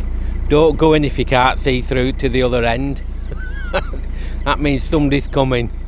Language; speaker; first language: English; native; English